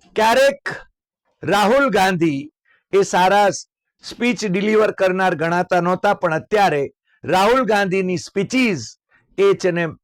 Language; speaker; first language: Gujarati; native; Gujarati